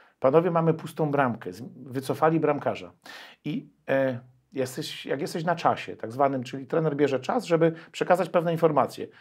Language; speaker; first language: Polish; native; Polish